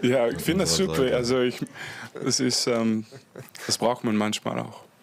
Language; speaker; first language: German; non-native, fluent; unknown